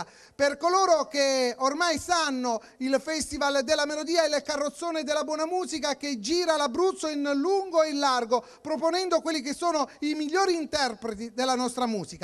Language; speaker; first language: Italian; native; Italian